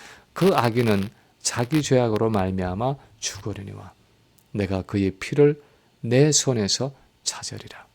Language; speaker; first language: Korean; native; Korean